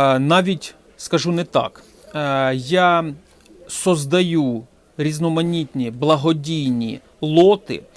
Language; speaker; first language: Ukrainian; non-native, local second language; Russian